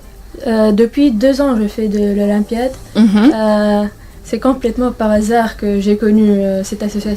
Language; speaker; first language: French; non-native, local second language; Arabic